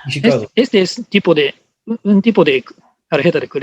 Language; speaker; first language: Spanish; non-native, learner; Japanese